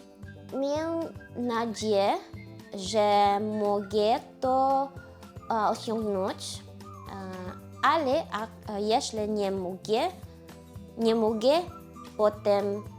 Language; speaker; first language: Polish; non-native, learner; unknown